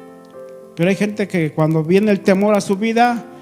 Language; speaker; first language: Spanish; native; Spanish